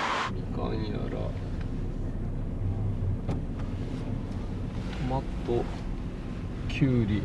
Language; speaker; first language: Japanese; native; Japanese